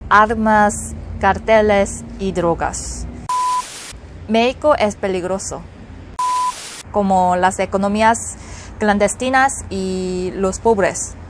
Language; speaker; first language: Spanish; non-native, fluent; Korean